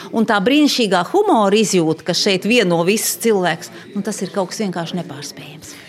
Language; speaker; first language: Latvian; native; Latvian